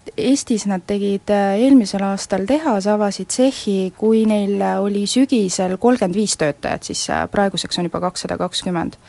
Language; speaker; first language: Estonian; native; Estonian